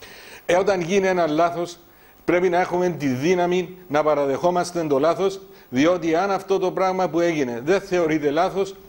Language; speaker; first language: Greek; native; Greek